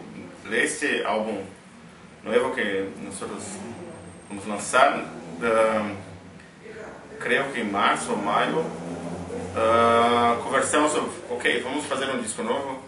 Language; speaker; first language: Spanish; non-native, learner; Portuguese